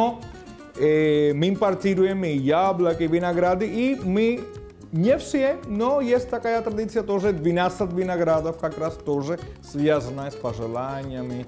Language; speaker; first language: Russian; non-native, fluent; Spanish